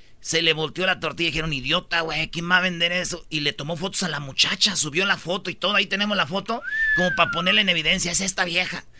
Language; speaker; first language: Spanish; native; Spanish